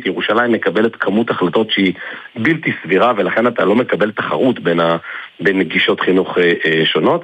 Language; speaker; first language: Hebrew; native; Hebrew